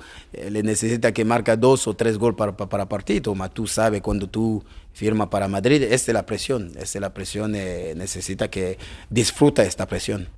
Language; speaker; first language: Spanish; non-native, learner; French